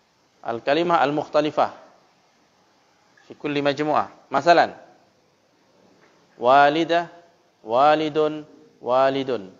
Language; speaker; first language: Arabic; non-native, fluent; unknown